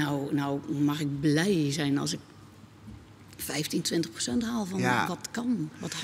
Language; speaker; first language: Dutch; native; Dutch